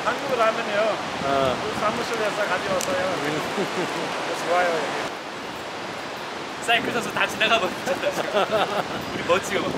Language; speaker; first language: Korean; non-native, learner; Nepali